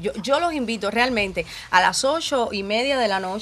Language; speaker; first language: Spanish; native; Spanish